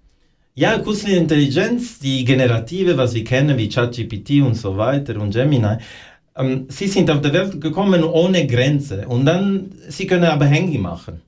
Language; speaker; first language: German; non-native, learner; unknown